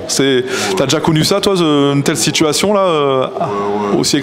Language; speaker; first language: French; native; French